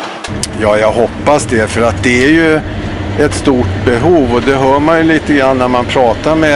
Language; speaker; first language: Swedish; native; Swedish